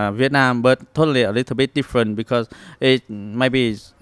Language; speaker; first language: English; non-native, learner; Vietnamese